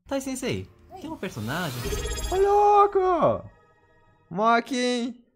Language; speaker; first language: Portuguese; native; Portuguese